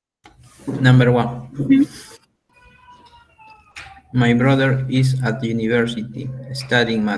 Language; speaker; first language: English; non-native, learner; Spanish